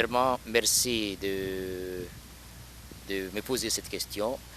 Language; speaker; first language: French; non-native, local second language; Malagasy